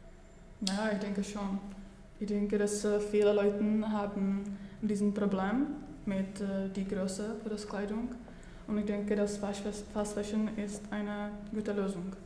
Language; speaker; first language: German; non-native, learner; Czech